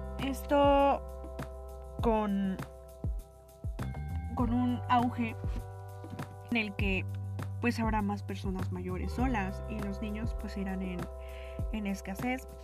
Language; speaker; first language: Spanish; native; Spanish